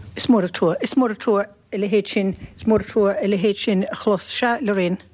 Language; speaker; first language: Irish; native; Irish